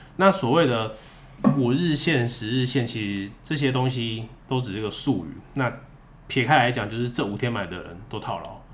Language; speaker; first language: Chinese; native; Chinese